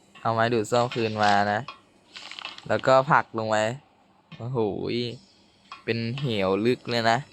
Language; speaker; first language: Thai; native; Thai